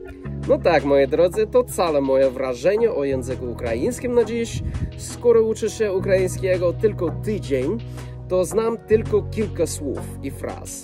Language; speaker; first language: Polish; non-native, fluent; English